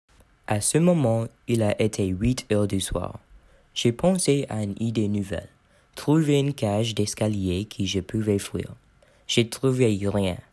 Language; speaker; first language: French; non-native, learner; English